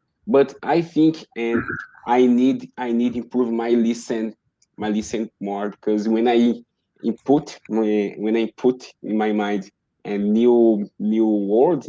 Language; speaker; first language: English; non-native, learner; Portuguese